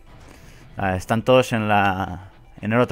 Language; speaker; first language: Spanish; native; Spanish